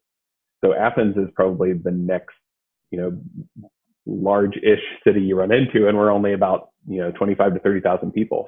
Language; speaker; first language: English; native; English